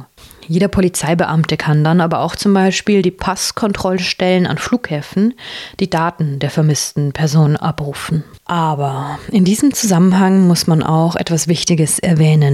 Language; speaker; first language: German; native; German